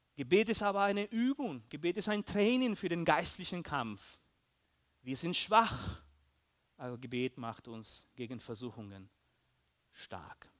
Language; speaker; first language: German; early bilingual, heritage; Spanish